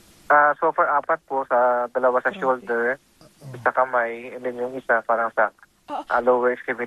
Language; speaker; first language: Filipino; non-native, local second language; Cebuano